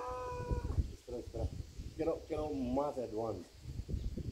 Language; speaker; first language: Spanish; non-native, learner; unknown